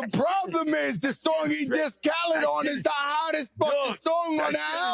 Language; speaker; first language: English; native; English